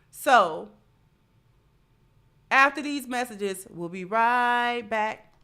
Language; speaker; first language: English; native; English